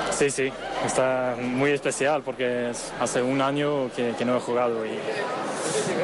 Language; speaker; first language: Spanish; non-native, fluent; Swedish